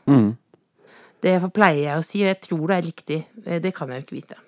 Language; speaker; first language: Norwegian; native; Norwegian